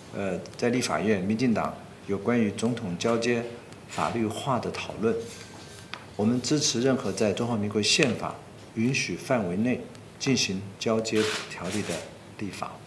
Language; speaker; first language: Chinese; native; Chinese